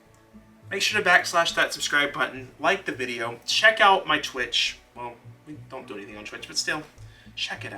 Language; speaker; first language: English; native; English